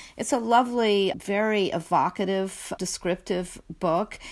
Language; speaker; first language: English; native; English